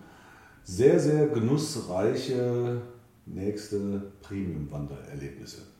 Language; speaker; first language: German; native; German